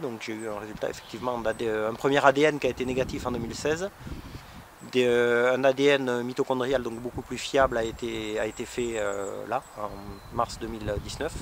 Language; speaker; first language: French; native; French